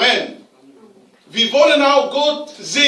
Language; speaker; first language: German; non-native, learner; Romanian